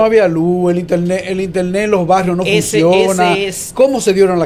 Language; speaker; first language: Spanish; native; Spanish